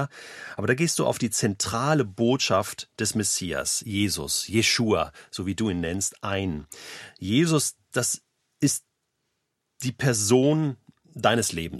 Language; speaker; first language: German; native; German